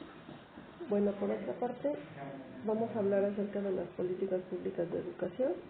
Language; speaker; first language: Spanish; native; Spanish